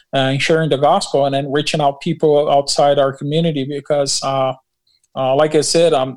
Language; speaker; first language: English; non-native, fluent; Portuguese